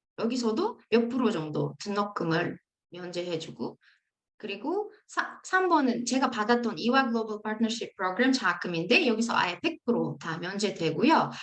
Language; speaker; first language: Korean; non-native, fluent; Uzbek